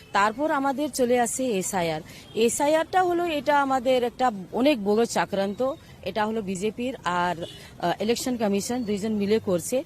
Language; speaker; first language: Bangla; non-native, local second language; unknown